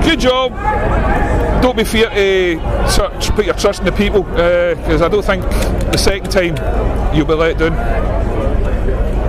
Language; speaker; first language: English; native; English